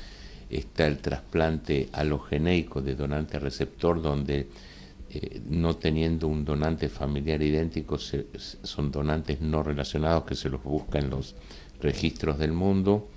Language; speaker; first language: Spanish; native; Spanish